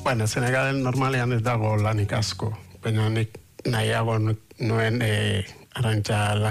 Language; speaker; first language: Basque; non-native, fluent; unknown